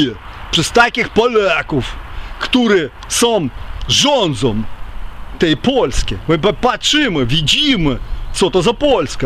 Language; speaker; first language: Polish; early bilingual, heritage; Ukrainian